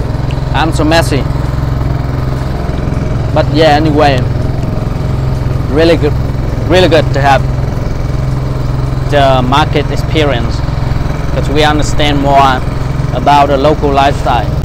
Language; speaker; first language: English; non-native, fluent; Vietnamese